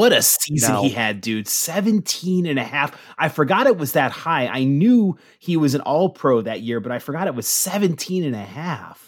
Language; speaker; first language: English; native; English